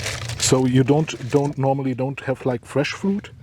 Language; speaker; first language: English; non-native, fluent; German